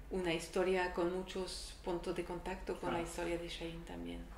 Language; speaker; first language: Spanish; non-native, learner; French